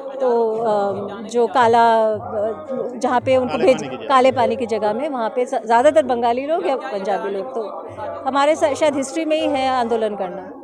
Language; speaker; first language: Hindi; non-native, local second language; Bangla